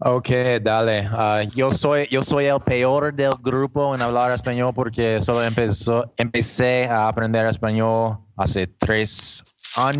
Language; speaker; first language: Spanish; non-native, learner; English